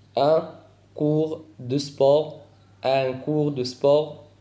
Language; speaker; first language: French; non-native, fluent; Arabic